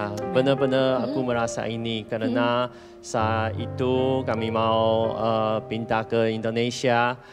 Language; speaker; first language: Indonesian; non-native, fluent; Chinese